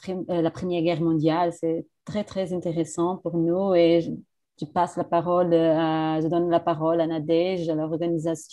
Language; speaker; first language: French; non-native, fluent; Portuguese